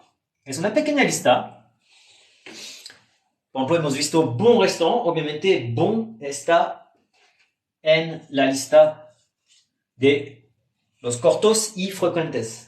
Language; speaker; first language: Spanish; non-native, fluent; French